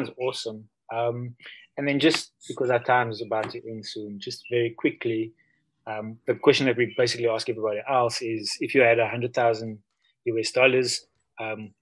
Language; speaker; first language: English; native; English